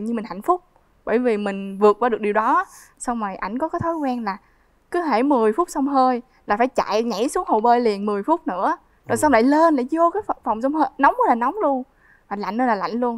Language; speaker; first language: Vietnamese; native; Vietnamese